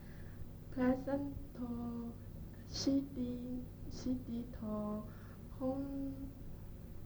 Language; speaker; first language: Japanese; non-native, learner; English